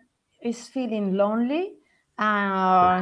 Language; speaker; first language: English; non-native, learner; Spanish